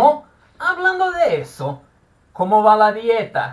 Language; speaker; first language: Spanish; non-native, fluent; Portuguese